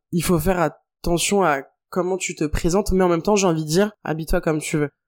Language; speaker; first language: French; native; French